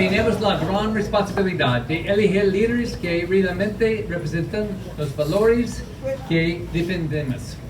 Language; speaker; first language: Spanish; non-native, learner; English